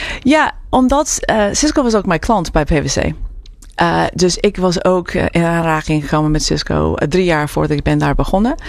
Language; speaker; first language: Dutch; non-native, fluent; English